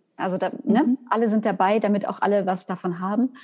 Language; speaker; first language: German; native; German